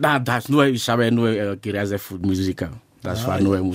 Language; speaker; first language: German; non-native, learner; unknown